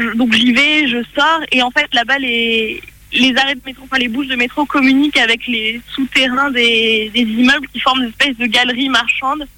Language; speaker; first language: French; native; French